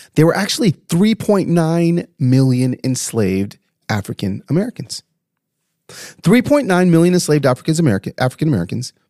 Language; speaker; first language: English; native; English